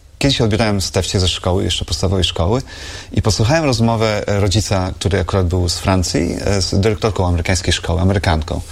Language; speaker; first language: Polish; native; Polish